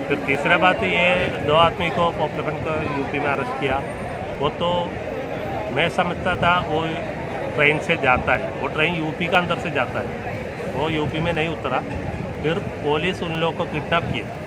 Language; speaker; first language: Hindi; non-native, local second language; Malayalam